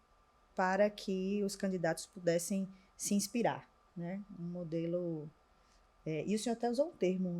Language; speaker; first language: Portuguese; native; Portuguese